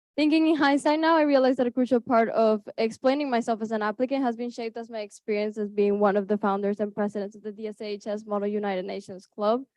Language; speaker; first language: English; early bilingual, other home language; Spanish